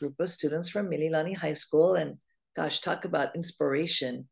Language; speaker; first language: English; native; English